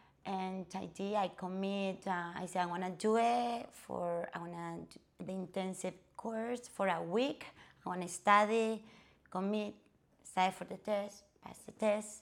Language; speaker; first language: English; non-native, fluent; Spanish